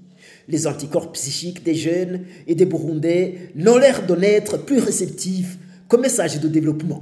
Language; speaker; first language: French; non-native, local second language; Rundi